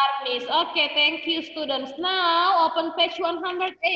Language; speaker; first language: English; non-native, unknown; Indonesian